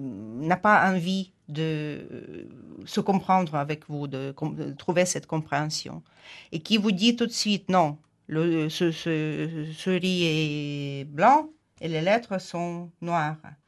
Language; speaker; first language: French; non-native, fluent; Ukrainian